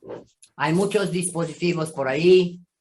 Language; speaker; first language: Spanish; non-native, fluent; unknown